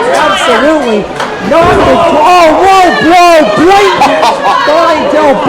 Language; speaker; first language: English; native; English